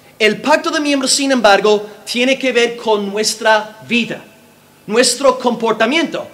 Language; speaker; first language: Spanish; non-native, fluent; English